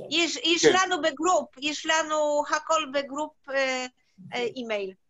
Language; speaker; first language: Hebrew; non-native, learner; Polish